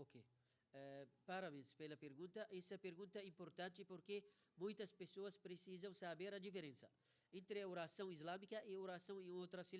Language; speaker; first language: Portuguese; non-native, fluent; Arabic